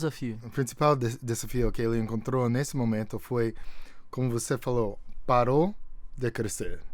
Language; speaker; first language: Portuguese; non-native, fluent; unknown